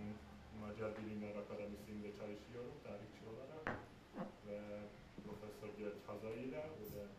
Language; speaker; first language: Turkish; non-native, fluent; Hungarian